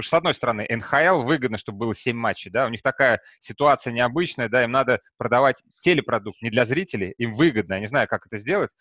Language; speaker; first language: Russian; native; Russian